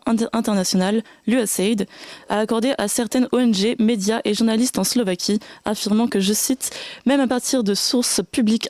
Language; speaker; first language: French; native; French